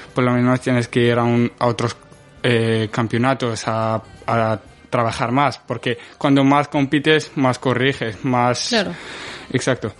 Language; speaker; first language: Spanish; non-native, fluent; Arabic